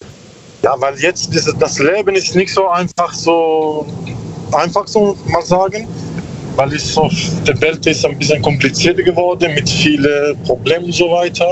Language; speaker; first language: German; non-native, learner; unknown